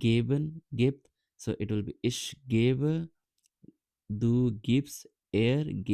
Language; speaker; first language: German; non-native, fluent; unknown